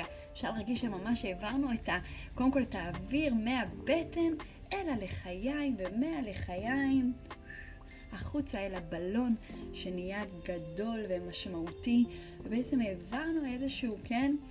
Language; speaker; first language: Hebrew; native; Hebrew